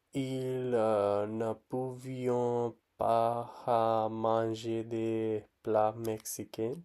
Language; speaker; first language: French; non-native, learner; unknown